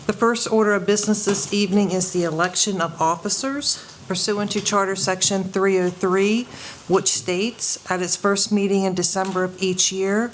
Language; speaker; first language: English; native; English